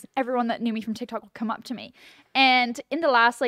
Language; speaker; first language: English; native; English